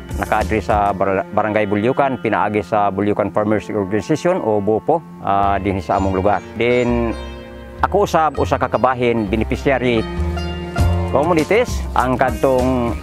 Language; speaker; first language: Cebuano; non-native, local second language; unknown